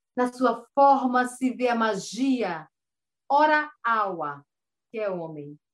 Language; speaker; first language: Portuguese; native; Portuguese